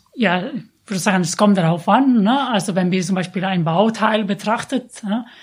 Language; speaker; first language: German; non-native, fluent; Catalan